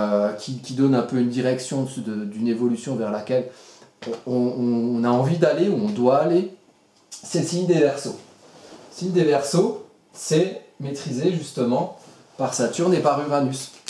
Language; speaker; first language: French; native; French